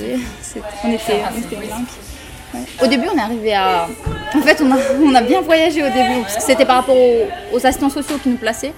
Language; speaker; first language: French; early bilingual, other home language; Romanian